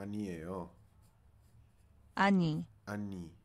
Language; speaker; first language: Korean; non-native, learner; English